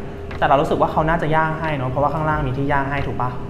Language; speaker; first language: Thai; native; Thai